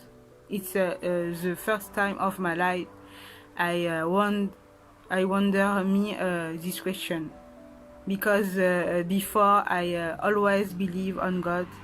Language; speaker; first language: English; non-native, learner; French